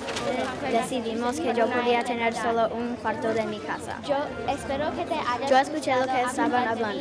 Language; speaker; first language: Spanish; non-native, learner; English